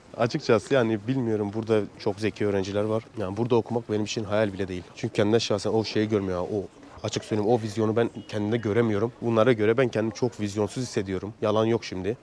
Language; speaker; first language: Turkish; native; Turkish